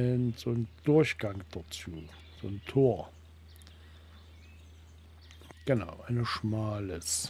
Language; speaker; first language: German; native; German